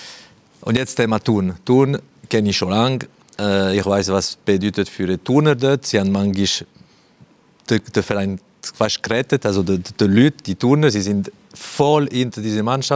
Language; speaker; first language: German; non-native, fluent; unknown